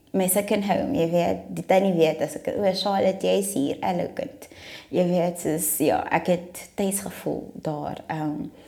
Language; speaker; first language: Afrikaans; non-native, local second language; South Ndebele